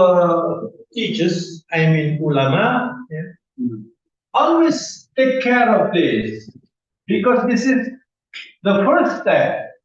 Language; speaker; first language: English; non-native, fluent; Indonesian